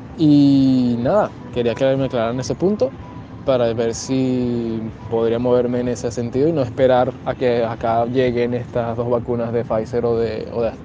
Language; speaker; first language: Spanish; native; Spanish